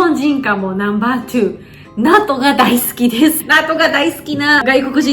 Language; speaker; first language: Japanese; non-native, fluent; Georgian